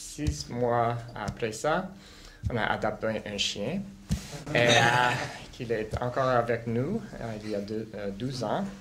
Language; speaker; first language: French; non-native, local second language; English